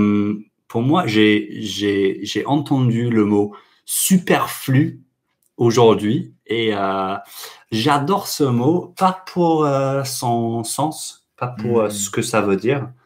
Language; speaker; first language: French; non-native, fluent; English